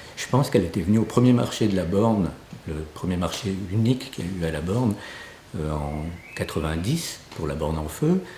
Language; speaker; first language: French; native; French